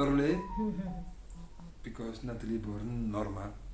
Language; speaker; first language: English; non-native, learner; Spanish